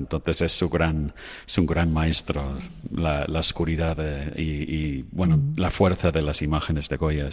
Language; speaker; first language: Spanish; non-native, fluent; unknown